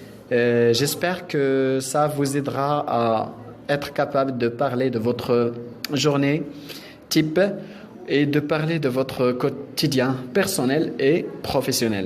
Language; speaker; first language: French; non-native, local second language; Arabic